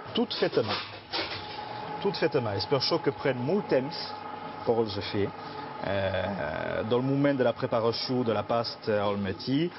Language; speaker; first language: Catalan; non-native, local second language; French